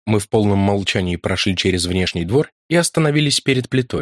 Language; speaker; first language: Russian; native; Russian